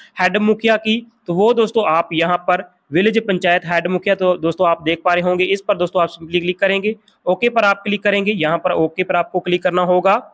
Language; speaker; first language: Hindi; non-native, local second language; Punjabi